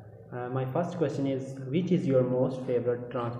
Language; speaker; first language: English; non-native, learner; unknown